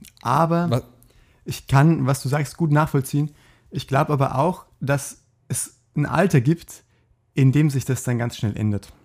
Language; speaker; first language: German; native; German